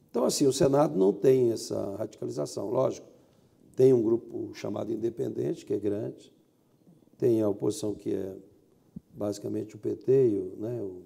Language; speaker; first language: Portuguese; native; Portuguese